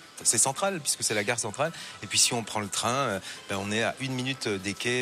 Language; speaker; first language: French; native; French